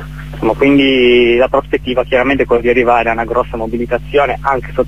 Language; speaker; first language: Italian; native; Italian